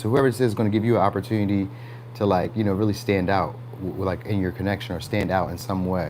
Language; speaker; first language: English; native; English